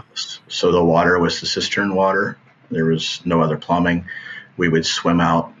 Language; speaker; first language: English; native; English